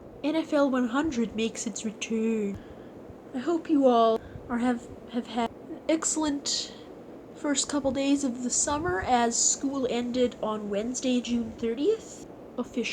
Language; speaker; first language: English; native; English